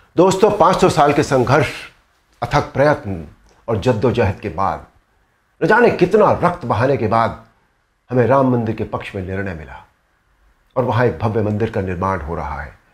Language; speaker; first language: Hindi; native; Hindi